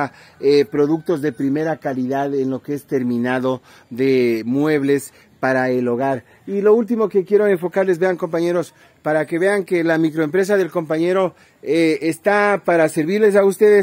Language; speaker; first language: Spanish; native; Spanish